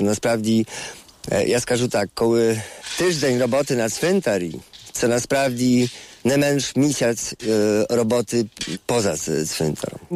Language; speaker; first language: Ukrainian; non-native, fluent; Polish